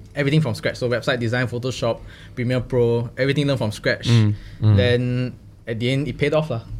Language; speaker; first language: English; non-native, local second language; Chinese